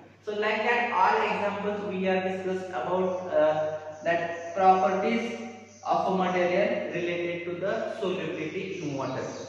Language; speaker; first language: English; non-native, local second language; Marathi